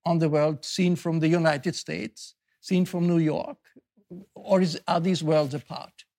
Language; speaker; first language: English; non-native, fluent; German